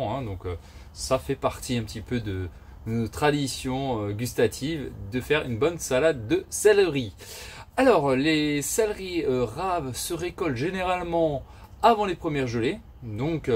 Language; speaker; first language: French; native; French